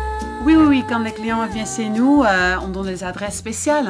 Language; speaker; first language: French; non-native, fluent; Dutch